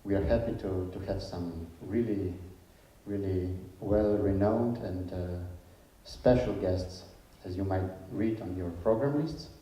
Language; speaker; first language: English; non-native, fluent; Slovenian